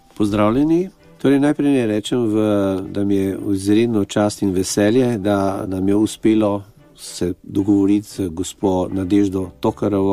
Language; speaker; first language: Slovenian; native; Slovenian